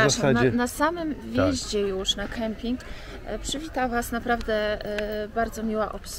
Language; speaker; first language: Polish; native; Polish